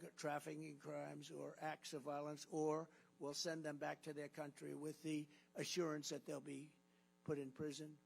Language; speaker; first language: English; native; English